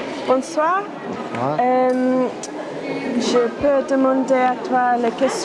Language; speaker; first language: French; non-native, learner; English